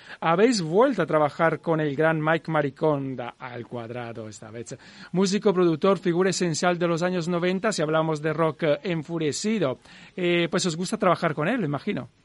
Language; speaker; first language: Spanish; native; Spanish